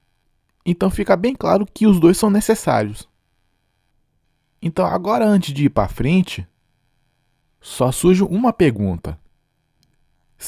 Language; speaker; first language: Portuguese; non-native, fluent; English